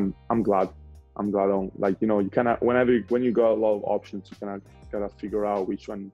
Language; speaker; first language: English; non-native, fluent; Italian